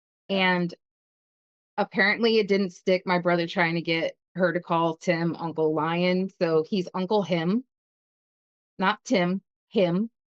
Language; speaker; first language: English; native; English